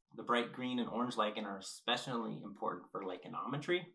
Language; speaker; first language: English; native; English